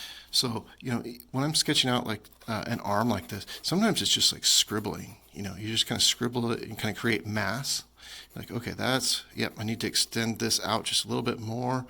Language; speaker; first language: English; native; English